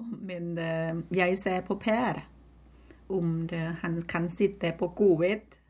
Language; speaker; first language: Norwegian; non-native, learner; Thai